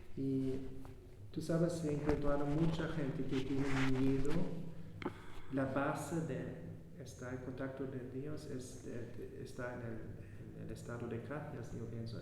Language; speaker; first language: Spanish; non-native, fluent; German